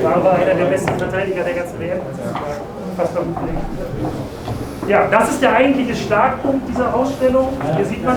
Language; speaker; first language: German; native; German